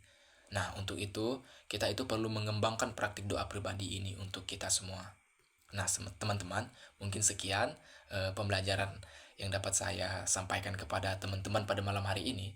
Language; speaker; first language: Indonesian; native; Indonesian